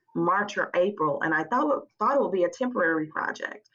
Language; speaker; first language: English; native; English